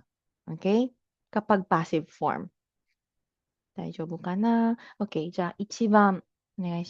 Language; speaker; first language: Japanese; non-native, fluent; Filipino